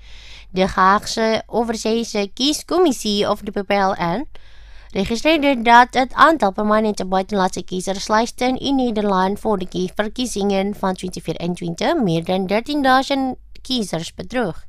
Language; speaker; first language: Dutch; non-native, learner; Indonesian